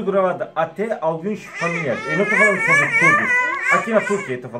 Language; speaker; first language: Portuguese; non-native, learner; Turkish